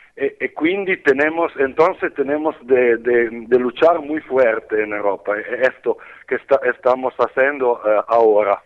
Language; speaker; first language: Spanish; non-native, learner; Italian